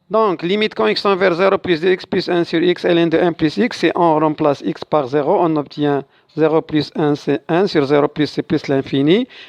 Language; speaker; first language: French; non-native, local second language; Arabic